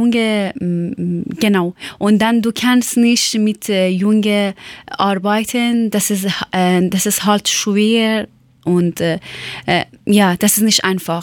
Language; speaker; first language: German; non-native, learner; Persian